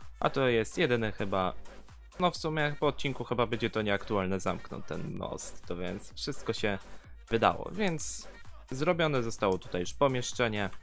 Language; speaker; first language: Polish; native; Polish